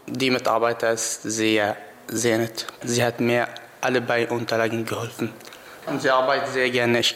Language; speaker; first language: German; non-native, learner; Arabic